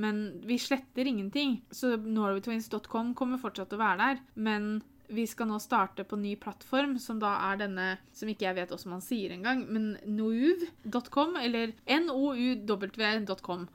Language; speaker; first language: Norwegian; native; Norwegian